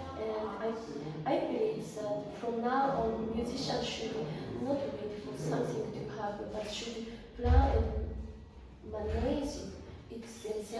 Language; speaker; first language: English; non-native, learner; Japanese